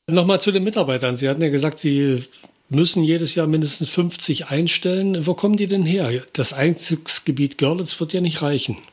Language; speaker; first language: German; native; German